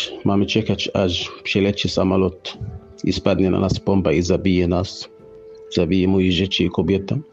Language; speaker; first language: Polish; non-native, fluent; Arabic